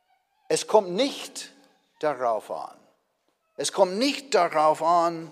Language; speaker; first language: German; non-native, fluent; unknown